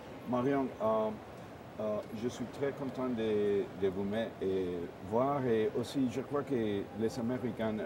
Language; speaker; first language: French; non-native, fluent; Spanish